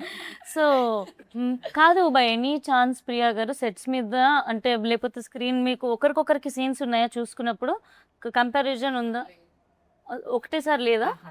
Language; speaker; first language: Telugu; native; Telugu